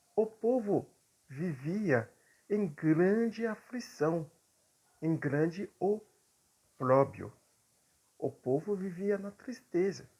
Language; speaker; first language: Portuguese; non-native, fluent; Haitian Creole